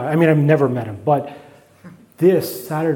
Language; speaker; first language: English; native; English